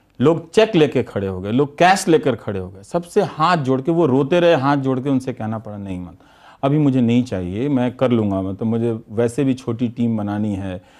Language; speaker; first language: Hindi; native; Hindi